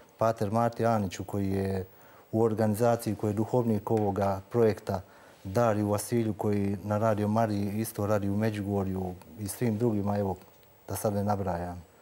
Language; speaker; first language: Croatian; native; Croatian